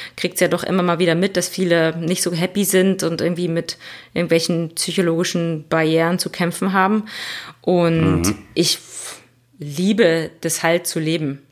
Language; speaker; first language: German; native; German